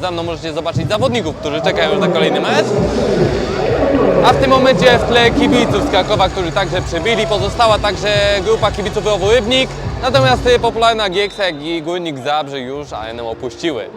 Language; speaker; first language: Polish; native; Polish